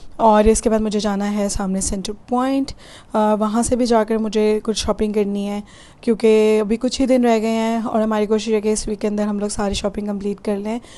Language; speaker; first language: Urdu; native; Urdu